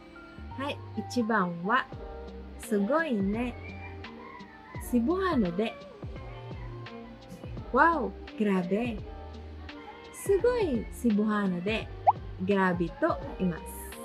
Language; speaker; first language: Japanese; non-native, fluent; Cebuano